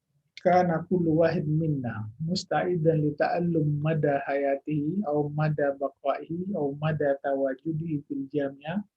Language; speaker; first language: Arabic; non-native, fluent; Indonesian